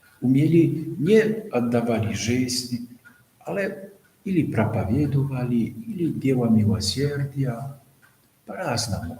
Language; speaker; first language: Russian; non-native, fluent; Polish